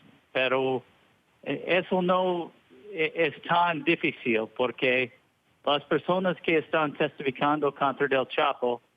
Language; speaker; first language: Spanish; non-native, fluent; English